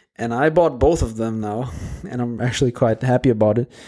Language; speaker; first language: English; non-native, fluent; Portuguese